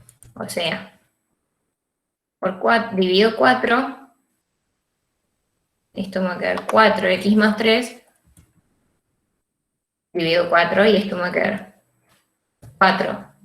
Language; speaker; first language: Spanish; native; Spanish